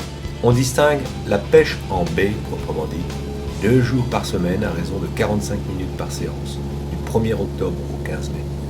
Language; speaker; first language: French; native; French